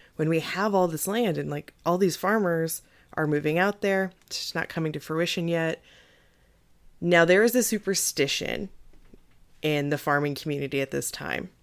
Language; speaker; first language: English; native; English